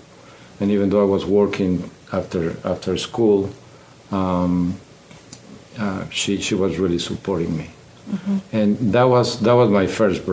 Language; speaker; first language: English; non-native, fluent; Spanish